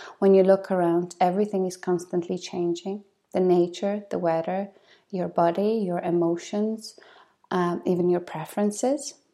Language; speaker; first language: English; non-native, fluent; Polish